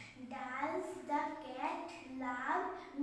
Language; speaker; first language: English; non-native, learner; Bangla